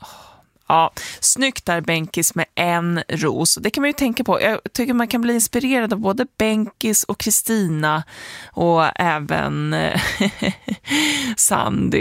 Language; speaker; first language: Swedish; native; Swedish